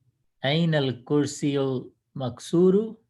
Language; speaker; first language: Arabic; non-native, learner; English